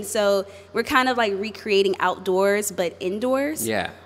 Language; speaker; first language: English; native; English